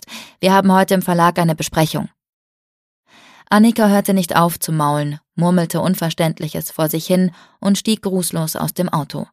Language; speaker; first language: German; native; German